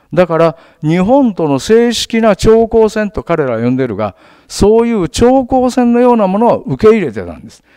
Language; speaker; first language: Japanese; native; Japanese